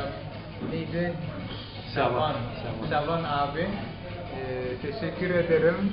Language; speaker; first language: Turkish; non-native, learner; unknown